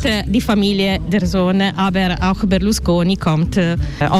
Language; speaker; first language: German; non-native, learner; Italian